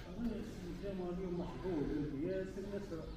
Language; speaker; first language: Arabic; native; Arabic